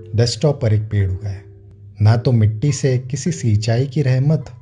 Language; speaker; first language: Hindi; non-native, local second language; Gujarati